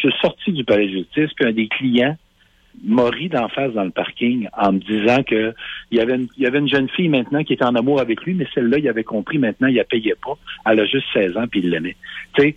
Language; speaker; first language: French; native; French